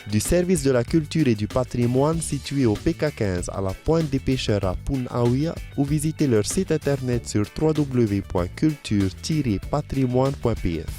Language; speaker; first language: French; native; French